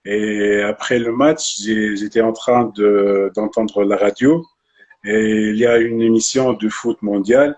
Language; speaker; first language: French; non-native, local second language; Arabic